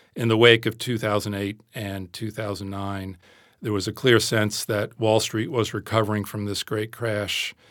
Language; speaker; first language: English; native; English